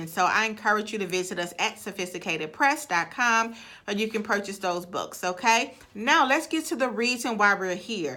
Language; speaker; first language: English; native; English